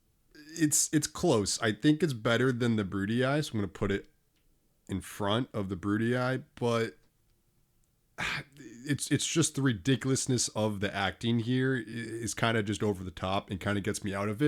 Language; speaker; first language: English; native; English